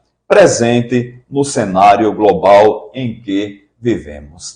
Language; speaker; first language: Portuguese; native; Portuguese